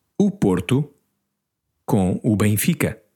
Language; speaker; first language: Portuguese; non-native, learner; English